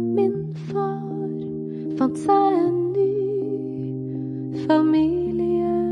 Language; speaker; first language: Norwegian; native; Norwegian